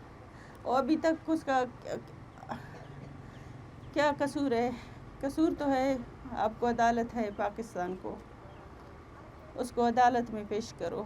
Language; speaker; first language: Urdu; non-native, local second language; Baluchi